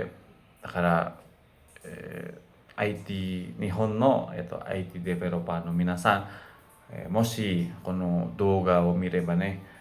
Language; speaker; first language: Japanese; non-native, fluent; Indonesian